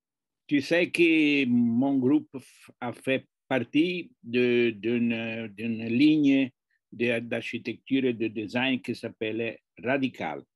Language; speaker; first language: French; non-native, fluent; Italian